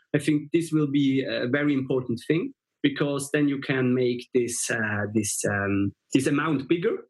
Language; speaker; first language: English; non-native, fluent; German